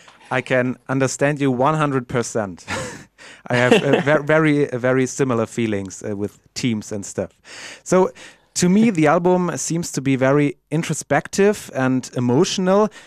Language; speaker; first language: English; non-native, fluent; German